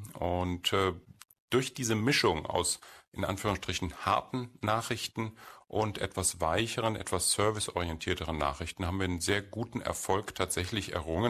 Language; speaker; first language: German; native; German